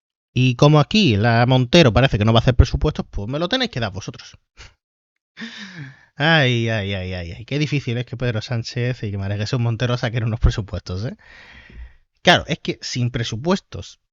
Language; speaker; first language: Spanish; native; Spanish